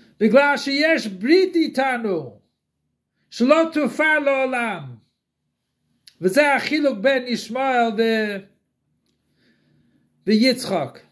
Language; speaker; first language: Hebrew; non-native, fluent; English